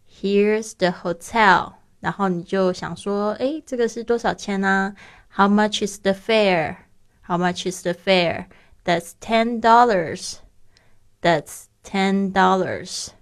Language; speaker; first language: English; non-native, fluent; Chinese